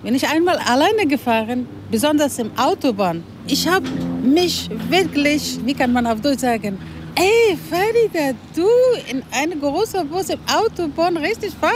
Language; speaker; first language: German; non-native, learner; Persian